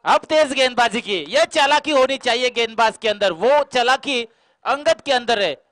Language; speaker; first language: Hindi; non-native, local second language; Marathi